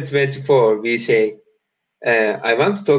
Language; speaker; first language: English; non-native, learner; Turkish